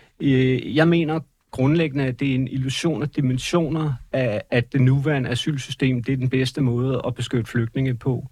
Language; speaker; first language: Danish; native; Danish